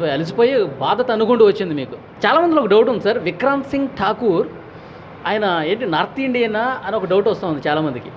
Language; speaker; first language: Telugu; native; Telugu